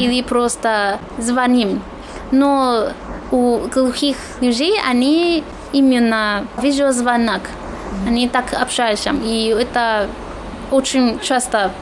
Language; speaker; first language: Russian; non-native, fluent; Chinese